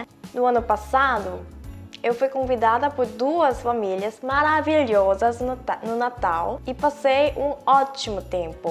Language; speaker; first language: Portuguese; non-native, fluent; Korean